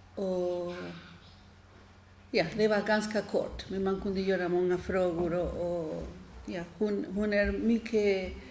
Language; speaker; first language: Swedish; non-native, fluent; Spanish